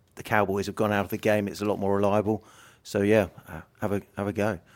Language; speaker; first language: English; native; English